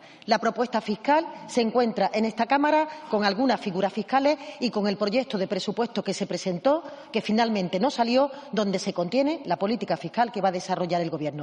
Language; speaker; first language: Spanish; native; Spanish